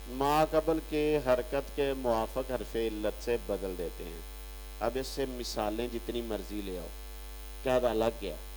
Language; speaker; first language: Urdu; non-native, local second language; Punjabi